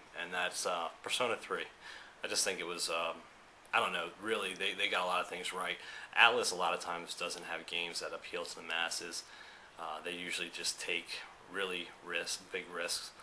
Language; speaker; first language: English; early bilingual, other home language; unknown